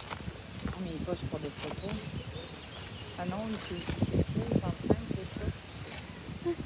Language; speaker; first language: French; native; French